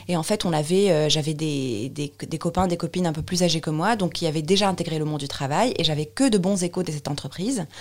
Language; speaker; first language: French; non-native, local second language; Arabic